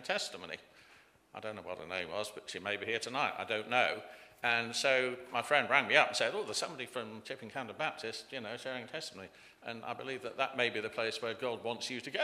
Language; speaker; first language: English; native; English